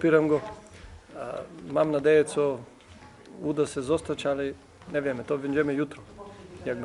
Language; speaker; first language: Polish; non-native, learner; Macedonian